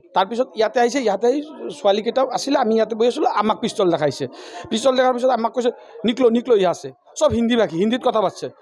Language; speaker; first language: Assamese; native; Assamese